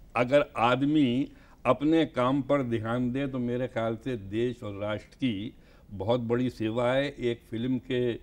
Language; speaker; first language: Hindi; native; Hindi